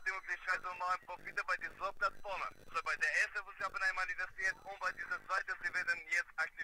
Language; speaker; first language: German; non-native, learner; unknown